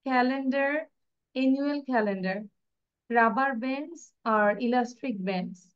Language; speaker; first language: English; non-native, local second language; Bangla